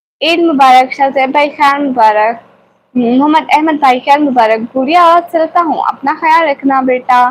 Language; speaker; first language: Urdu; non-native, local second language; Punjabi